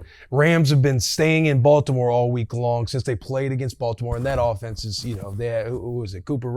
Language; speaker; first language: English; native; English